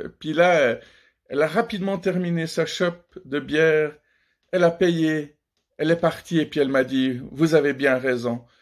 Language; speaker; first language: French; early bilingual, other home language; Persian